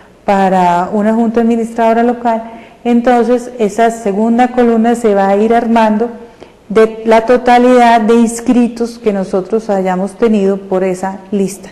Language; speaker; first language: Spanish; native; Spanish